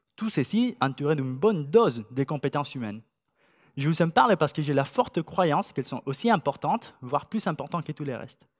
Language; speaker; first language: French; non-native, fluent; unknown